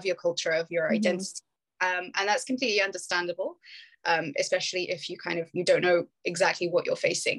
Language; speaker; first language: English; native; English